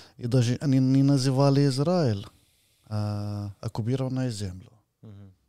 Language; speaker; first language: Russian; non-native, fluent; Arabic